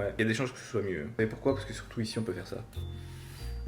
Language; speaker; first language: French; native; French